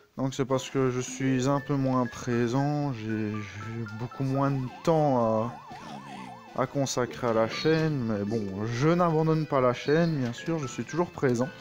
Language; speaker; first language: French; native; French